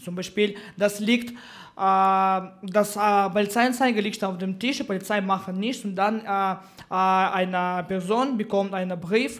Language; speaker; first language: German; non-native, learner; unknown